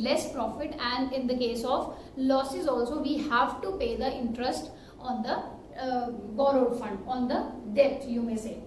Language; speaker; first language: English; non-native, local second language; Hindi